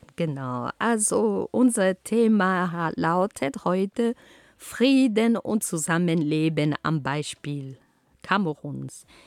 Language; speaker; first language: German; non-native, fluent; Ghomala